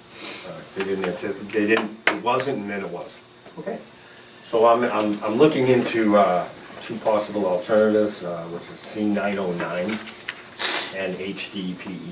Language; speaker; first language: English; native; English